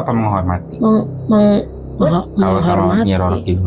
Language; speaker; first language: Indonesian; native; Indonesian